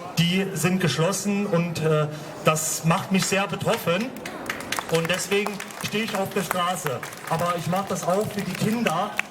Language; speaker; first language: German; native; German